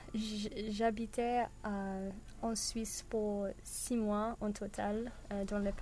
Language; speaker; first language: French; non-native, learner; English